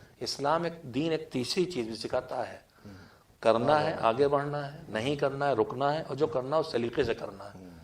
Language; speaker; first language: Urdu; native; Urdu